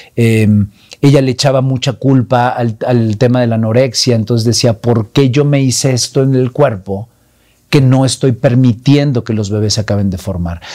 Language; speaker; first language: Spanish; native; Spanish